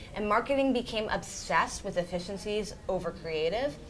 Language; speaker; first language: English; native; English